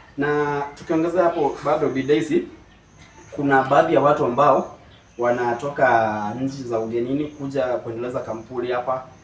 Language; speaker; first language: Swahili; non-native, local second language; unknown